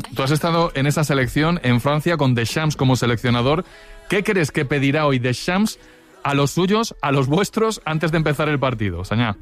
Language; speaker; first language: Spanish; native; Spanish